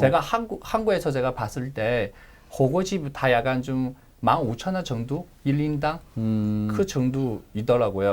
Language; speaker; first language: Korean; non-native, learner; Chinese